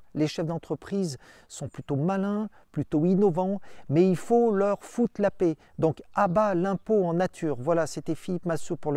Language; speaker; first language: French; native; French